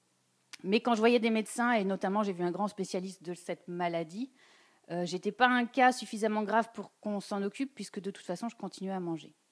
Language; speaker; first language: French; native; French